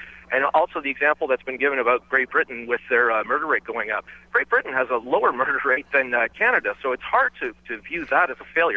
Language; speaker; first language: English; native; English